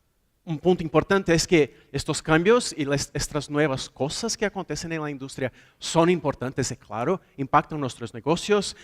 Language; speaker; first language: Spanish; non-native, fluent; Portuguese